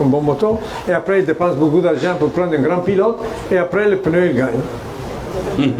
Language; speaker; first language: French; non-native, fluent; Italian